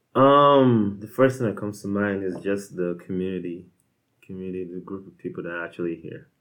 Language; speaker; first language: English; non-native, local second language; Igbo